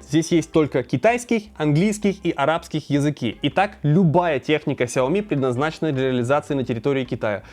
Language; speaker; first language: Russian; native; Russian